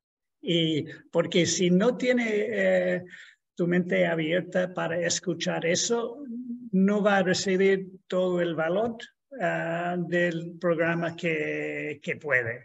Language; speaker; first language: Spanish; non-native, fluent; English